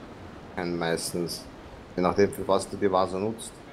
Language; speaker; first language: German; native; German